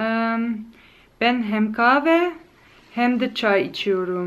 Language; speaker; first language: Turkish; non-native, learner; Dutch